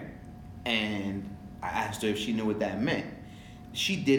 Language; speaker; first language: English; early bilingual, other home language; French